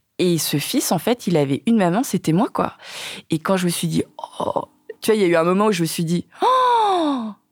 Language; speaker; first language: French; early bilingual, other home language; Vietnamese